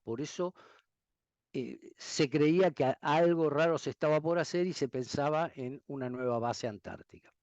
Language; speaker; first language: Spanish; native; Spanish